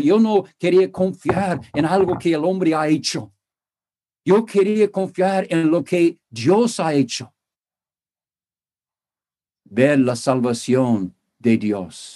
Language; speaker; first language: Spanish; non-native, fluent; English